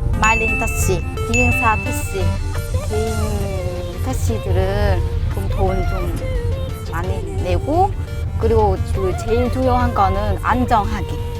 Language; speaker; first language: Korean; non-native, learner; Vietnamese